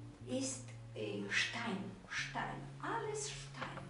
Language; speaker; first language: German; non-native, learner; Polish